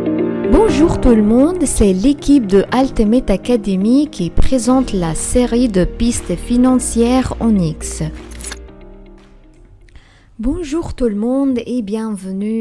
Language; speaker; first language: French; non-native, fluent; Arabic